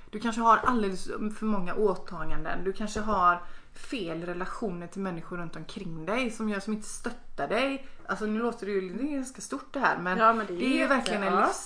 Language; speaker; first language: Swedish; native; Swedish